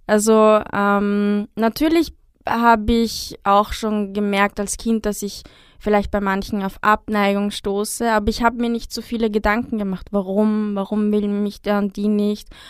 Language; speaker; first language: German; native; German